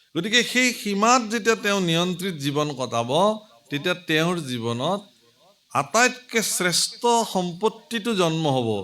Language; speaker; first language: Assamese; native; Assamese